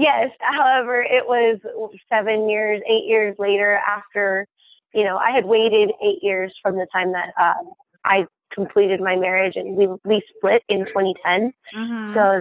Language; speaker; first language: English; native; English